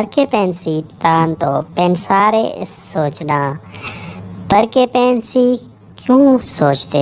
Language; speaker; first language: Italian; non-native, learner; Urdu